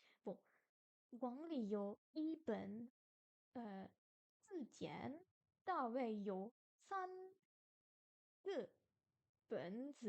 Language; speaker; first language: Chinese; non-native, learner; French